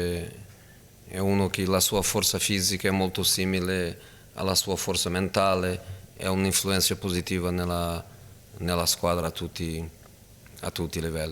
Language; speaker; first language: Italian; non-native, fluent; Portuguese